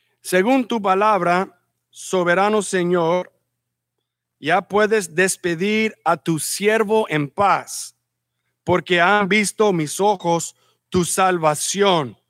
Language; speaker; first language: Spanish; early bilingual, heritage; Spanish